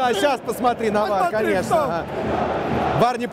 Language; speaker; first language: Russian; native; Russian